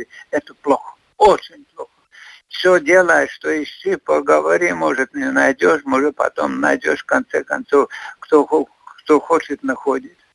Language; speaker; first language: Russian; non-native, fluent; Latvian